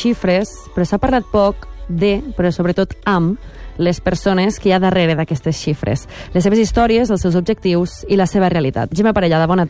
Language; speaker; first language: Catalan; native; Catalan